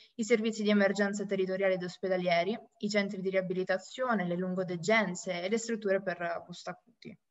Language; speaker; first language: Italian; native; Italian